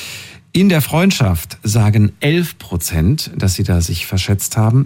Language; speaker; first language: German; native; German